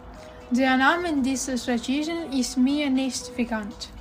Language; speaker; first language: German; non-native, learner; Spanish